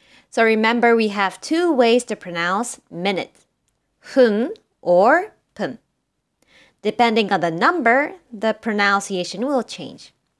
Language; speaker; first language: English; non-native, fluent; Japanese